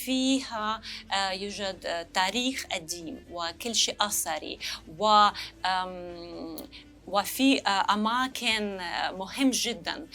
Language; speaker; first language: Arabic; non-native, learner; Russian